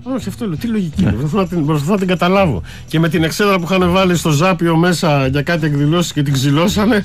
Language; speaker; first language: Greek; native; Greek